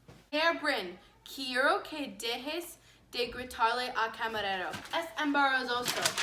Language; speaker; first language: Spanish; non-native, learner; English